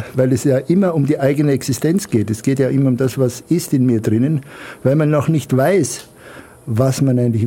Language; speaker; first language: German; native; German